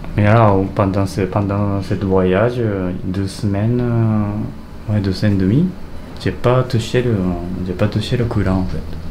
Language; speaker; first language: French; non-native, fluent; Japanese